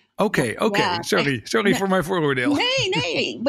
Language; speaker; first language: Dutch; non-native, fluent; English